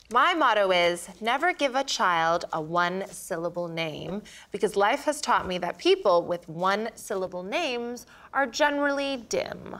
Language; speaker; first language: English; native; English